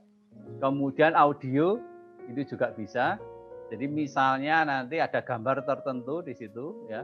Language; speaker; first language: Indonesian; native; Indonesian